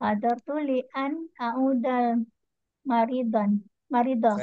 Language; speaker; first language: Arabic; non-native, learner; Indonesian